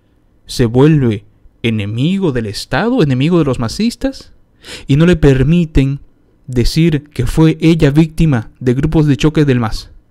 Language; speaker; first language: Spanish; native; Spanish